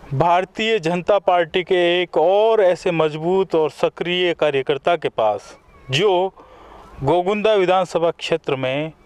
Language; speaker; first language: Hindi; native; Hindi